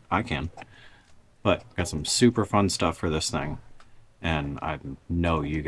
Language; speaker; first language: English; native; English